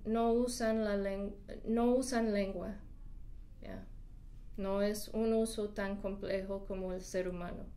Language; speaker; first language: Spanish; non-native, fluent; English